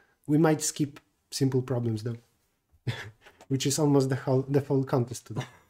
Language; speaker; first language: English; non-native, fluent; Polish